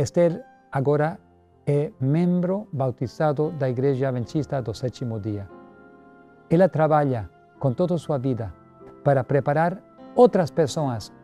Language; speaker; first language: Spanish; non-native, learner; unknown